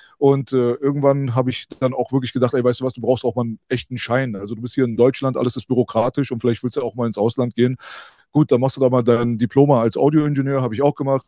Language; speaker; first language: German; early bilingual, other home language; Persian